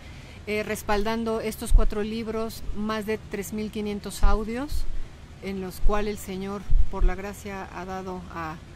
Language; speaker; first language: Spanish; native; Spanish